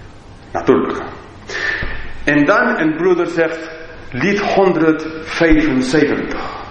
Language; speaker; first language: Dutch; non-native, fluent; English